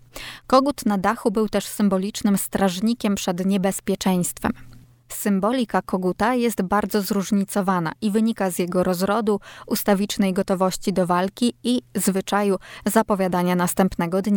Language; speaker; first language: Polish; native; Polish